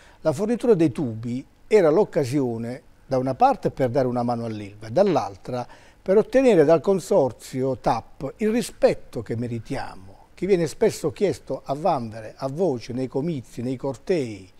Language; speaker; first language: Italian; native; Italian